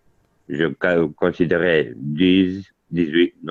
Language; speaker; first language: French; non-native, learner; Italian